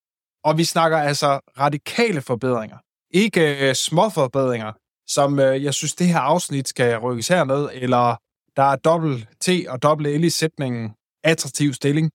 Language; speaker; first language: Danish; native; Danish